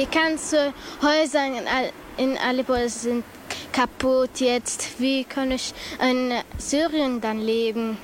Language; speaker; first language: German; early bilingual, other home language; Arabic